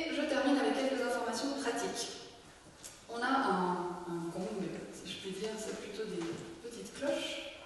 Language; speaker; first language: French; native; French